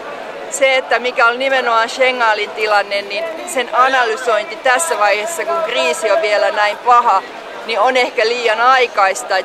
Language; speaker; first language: Finnish; native; Finnish